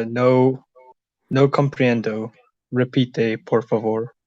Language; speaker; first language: Spanish; non-native, learner; English